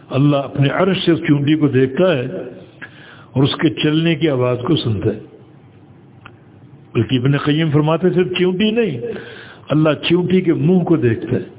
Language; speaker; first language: Urdu; native; Urdu